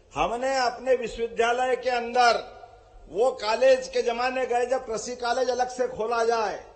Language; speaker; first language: Hindi; native; Hindi